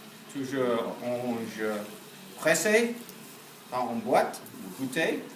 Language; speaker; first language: French; non-native, learner; English